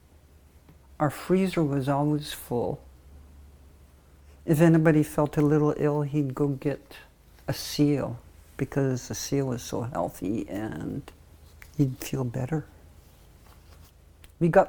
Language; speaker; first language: English; native; English